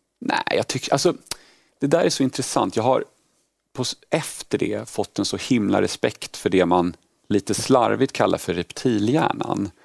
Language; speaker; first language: Swedish; early bilingual, other home language; Polish